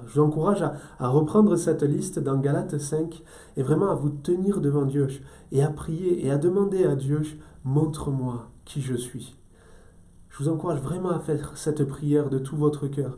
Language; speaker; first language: French; native; French